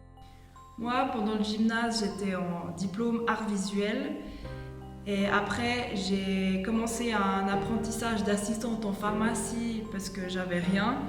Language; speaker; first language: French; native; French